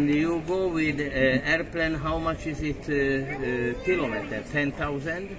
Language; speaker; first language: English; non-native, learner; Hungarian